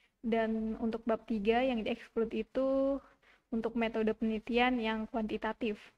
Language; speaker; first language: Indonesian; native; Indonesian